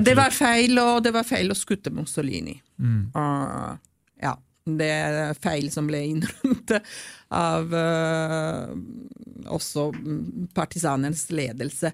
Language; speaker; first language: Norwegian; non-native, fluent; Italian